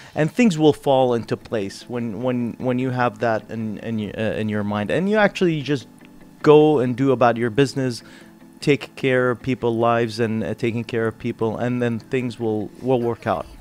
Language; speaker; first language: English; non-native, fluent; Arabic